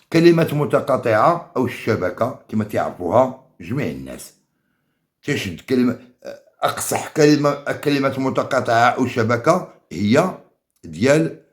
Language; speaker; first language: Arabic; native; Arabic